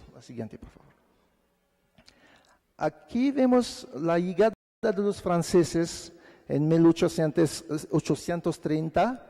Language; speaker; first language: Spanish; non-native, fluent; Arabic